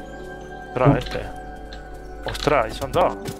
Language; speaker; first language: Spanish; native; Spanish